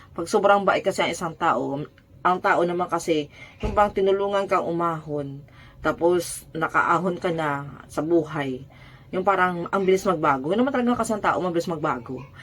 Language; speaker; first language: Filipino; native; Filipino